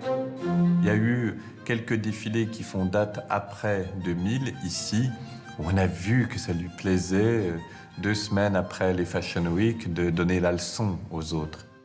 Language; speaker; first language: French; native; French